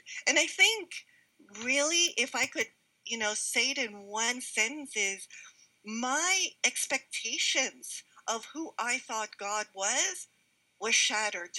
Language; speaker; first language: English; native; English